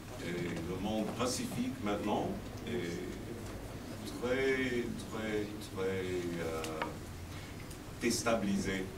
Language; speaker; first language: French; non-native, fluent; English